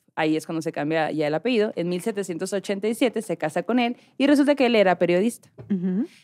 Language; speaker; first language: Spanish; native; Spanish